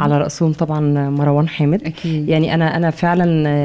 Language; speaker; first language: Arabic; native; Arabic